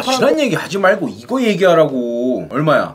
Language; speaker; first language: Korean; native; Korean